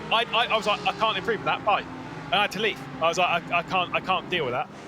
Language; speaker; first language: English; native; English